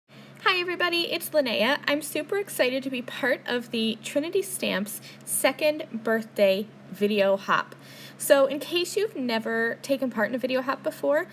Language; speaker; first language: English; native; English